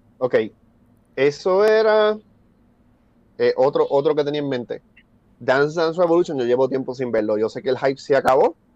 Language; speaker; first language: Spanish; native; Spanish